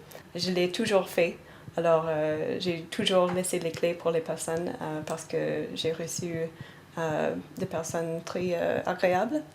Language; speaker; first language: French; non-native, fluent; English